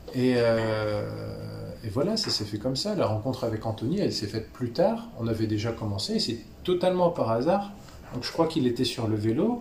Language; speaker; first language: French; early bilingual, other home language; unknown